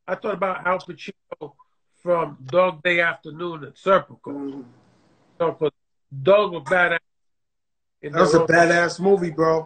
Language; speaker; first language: English; native; English